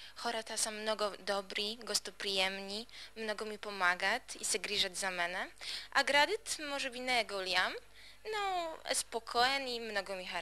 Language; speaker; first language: Bulgarian; non-native, fluent; Polish